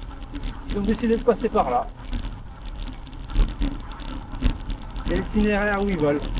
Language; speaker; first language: French; native; French